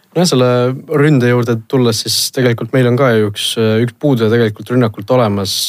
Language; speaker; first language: Estonian; native; Estonian